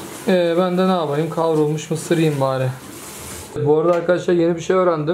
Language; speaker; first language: Turkish; native; Turkish